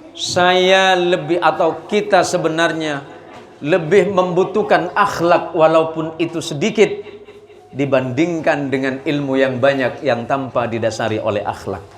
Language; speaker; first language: Indonesian; non-native, local second language; Madurese